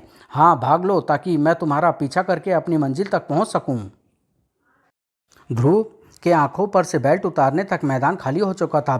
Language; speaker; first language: Hindi; native; Hindi